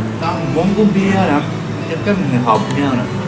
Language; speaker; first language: Vietnamese; non-native, learner; Japanese